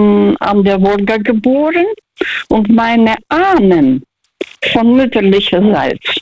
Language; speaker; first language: German; early bilingual, heritage; Russian